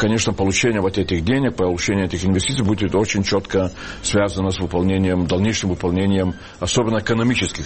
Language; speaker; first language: Russian; non-native, local second language; Lithuanian